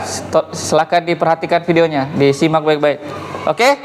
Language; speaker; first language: Indonesian; native; Indonesian